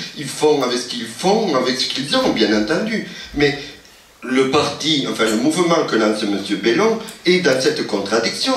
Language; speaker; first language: French; native; French